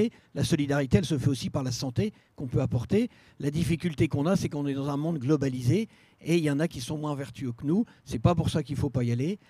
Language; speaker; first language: French; native; French